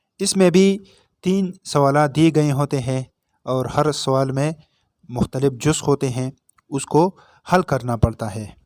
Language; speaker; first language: Urdu; non-native, local second language; Pashto